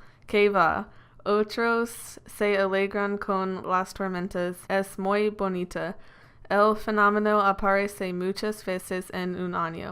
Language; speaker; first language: Spanish; non-native, learner; English